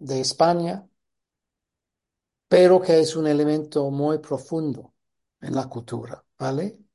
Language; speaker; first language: Spanish; non-native, fluent; English